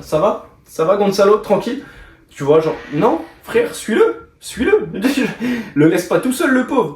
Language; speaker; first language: French; native; French